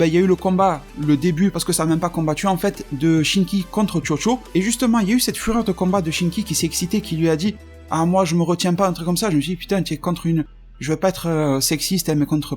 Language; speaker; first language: French; native; French